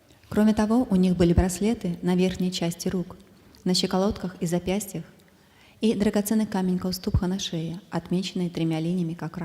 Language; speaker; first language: Russian; native; Russian